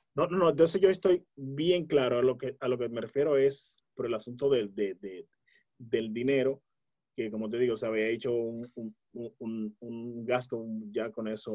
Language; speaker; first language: Spanish; native; Spanish